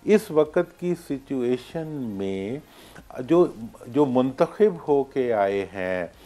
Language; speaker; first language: Urdu; native; Urdu